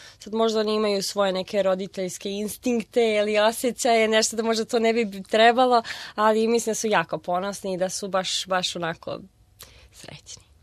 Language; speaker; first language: Serbian; early bilingual, heritage; Serbian